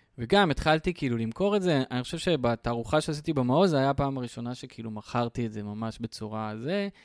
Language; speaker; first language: Hebrew; native; Hebrew